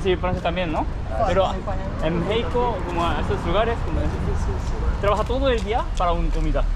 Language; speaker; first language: Spanish; non-native, learner; Korean